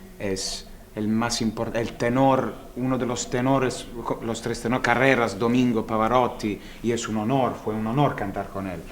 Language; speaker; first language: Spanish; non-native, learner; Italian